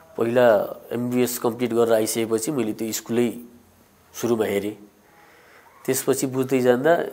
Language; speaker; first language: Nepali; non-native, local second language; Bhojpuri